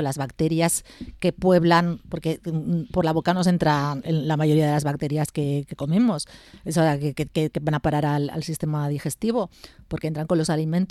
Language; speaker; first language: Spanish; native; Spanish